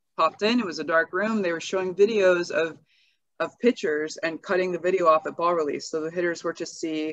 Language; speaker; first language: English; native; English